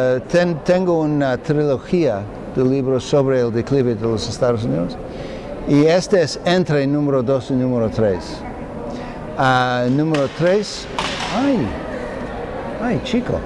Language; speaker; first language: Spanish; non-native, fluent; English